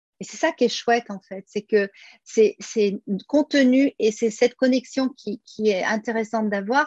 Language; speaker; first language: French; native; French